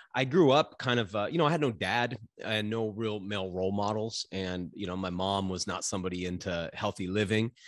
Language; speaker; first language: English; native; English